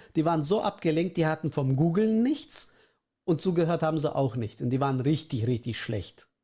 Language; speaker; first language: German; early bilingual, other home language; Russian